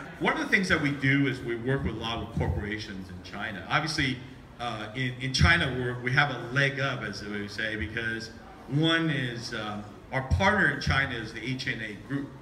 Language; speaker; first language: English; early bilingual, other home language; Chinese